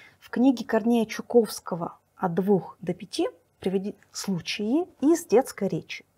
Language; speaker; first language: Russian; native; Russian